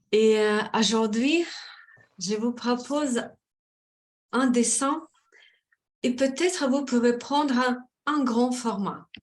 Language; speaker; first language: French; non-native, fluent; Russian